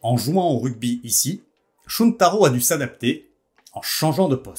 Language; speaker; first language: French; native; French